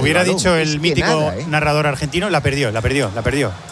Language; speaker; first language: Spanish; native; Spanish